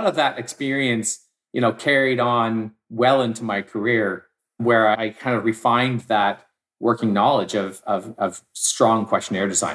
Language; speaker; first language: English; native; English